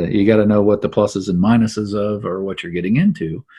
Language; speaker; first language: English; native; English